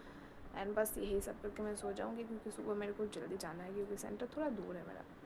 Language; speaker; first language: Hindi; native; Hindi